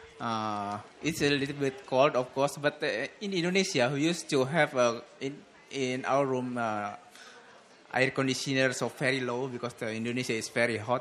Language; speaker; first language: English; non-native, learner; Indonesian